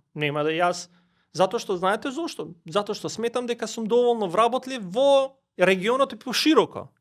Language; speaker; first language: Macedonian; non-native, local second language; Albanian